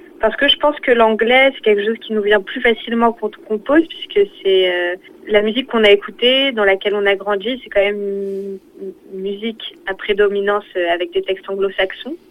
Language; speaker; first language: French; early bilingual, other home language; Portuguese